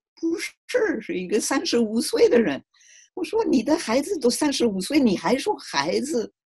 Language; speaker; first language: Chinese; non-native, fluent; French